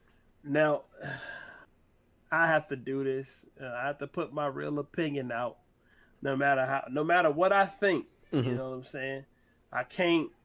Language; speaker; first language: English; native; English